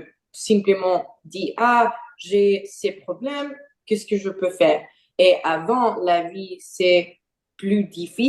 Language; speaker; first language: French; non-native, learner; Portuguese